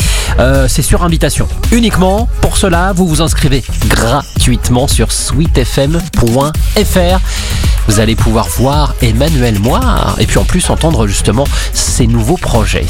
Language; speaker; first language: French; native; French